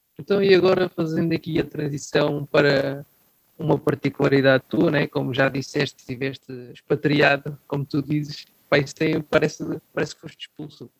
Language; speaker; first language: Portuguese; native; Portuguese